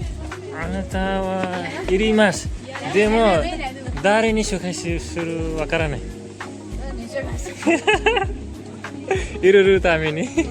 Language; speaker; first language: Japanese; non-native, learner; Nepali